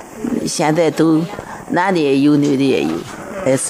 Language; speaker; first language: Chinese; native; Chinese